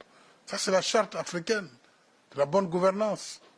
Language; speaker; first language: French; non-native, local second language; Wolof